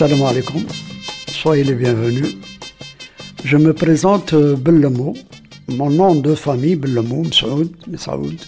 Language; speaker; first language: French; non-native, local second language; Arabic